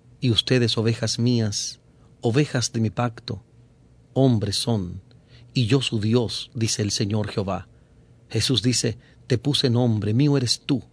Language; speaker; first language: Spanish; native; Spanish